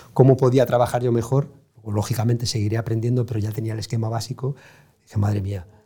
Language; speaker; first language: Spanish; native; Spanish